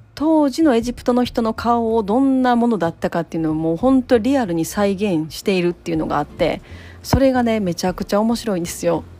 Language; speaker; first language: Japanese; native; Japanese